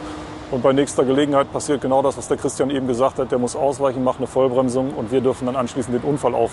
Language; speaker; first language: German; native; German